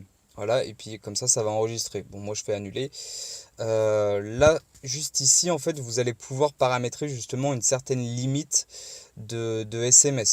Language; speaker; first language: French; native; French